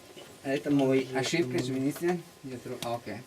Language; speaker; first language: Russian; non-native, learner; Italian